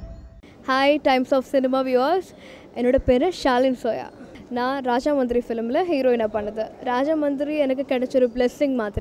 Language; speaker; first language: Tamil; non-native, learner; Malayalam